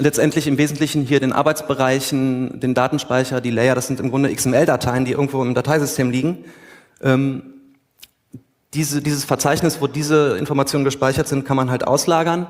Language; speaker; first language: German; native; German